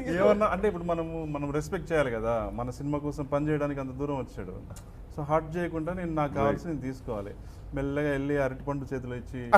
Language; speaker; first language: Telugu; native; Telugu